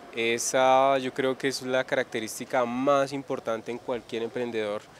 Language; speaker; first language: Spanish; native; Spanish